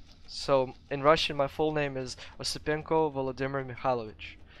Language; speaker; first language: English; non-native, fluent; Russian